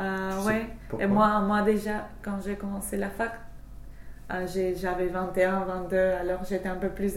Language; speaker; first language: French; non-native, fluent; English